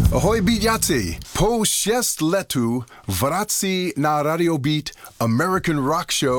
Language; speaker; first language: Czech; non-native, learner; English